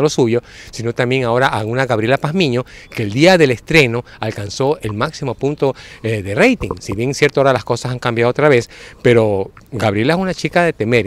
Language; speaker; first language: Spanish; native; Spanish